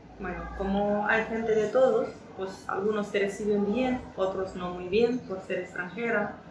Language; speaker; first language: Spanish; non-native, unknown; Romanian